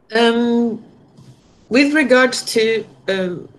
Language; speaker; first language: English; non-native, fluent; Norwegian